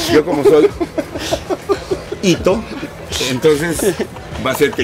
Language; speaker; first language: Spanish; native; Spanish